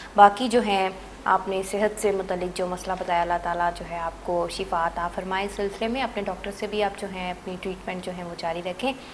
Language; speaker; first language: Urdu; native; Urdu